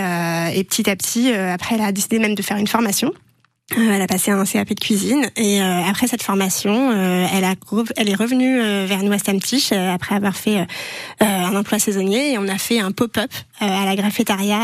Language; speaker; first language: French; native; French